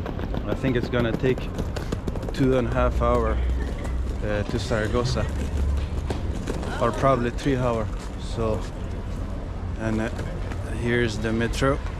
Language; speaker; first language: English; non-native, fluent; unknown